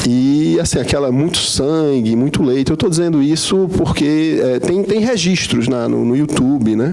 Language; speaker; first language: Portuguese; native; Portuguese